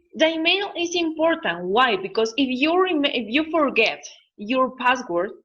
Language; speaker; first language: English; non-native, learner; Spanish